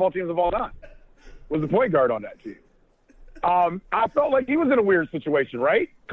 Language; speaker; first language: English; native; English